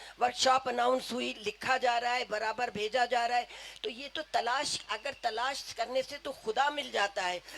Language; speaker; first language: Urdu; native; Urdu